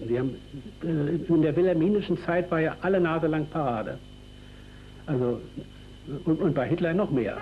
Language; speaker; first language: German; native; German